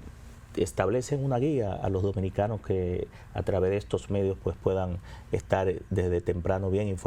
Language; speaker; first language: Spanish; native; Spanish